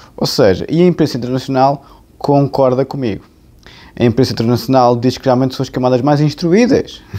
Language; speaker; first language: Portuguese; native; Portuguese